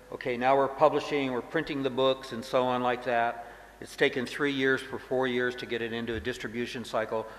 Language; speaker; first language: English; native; English